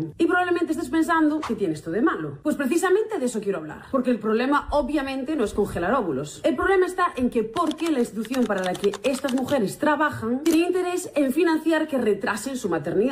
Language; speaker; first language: Spanish; native; Spanish